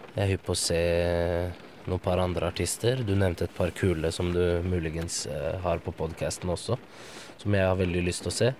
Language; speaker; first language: Norwegian; early bilingual, other home language; Arabic